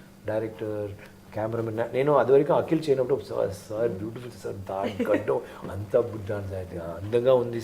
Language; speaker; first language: Telugu; non-native, learner; Tamil